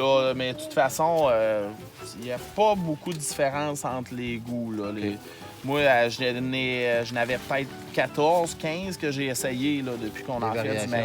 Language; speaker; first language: French; native; French